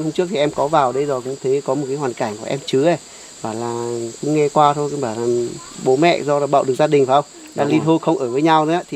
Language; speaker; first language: Vietnamese; native; Vietnamese